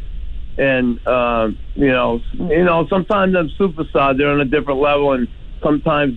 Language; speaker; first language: English; native; English